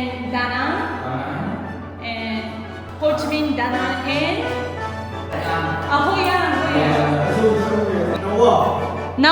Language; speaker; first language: English; non-native, learner; Japanese